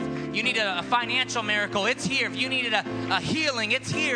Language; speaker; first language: English; native; English